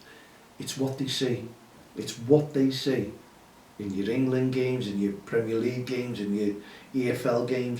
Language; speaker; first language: English; native; English